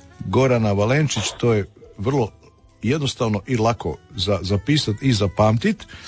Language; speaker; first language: Croatian; native; Croatian